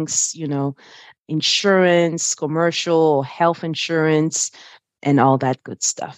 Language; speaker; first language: English; non-native, fluent; French